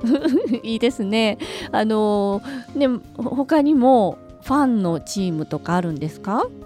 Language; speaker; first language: Japanese; native; Japanese